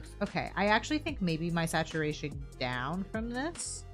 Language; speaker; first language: English; native; English